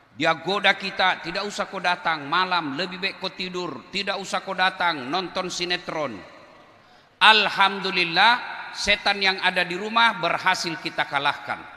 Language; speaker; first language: Indonesian; non-native, local second language; Buginese